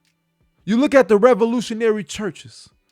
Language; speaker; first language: English; native; English